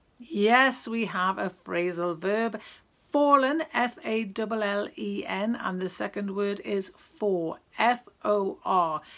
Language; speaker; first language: English; native; English